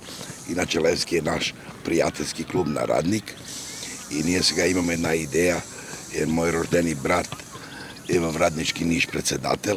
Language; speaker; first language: Bulgarian; non-native, learner; Serbian